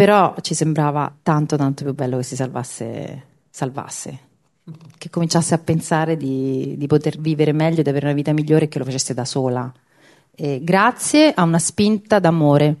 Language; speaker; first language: Italian; native; Italian